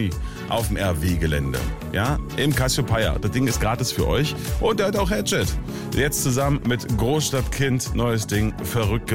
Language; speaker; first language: German; native; German